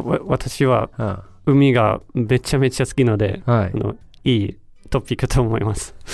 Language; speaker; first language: Japanese; non-native, learner; Danish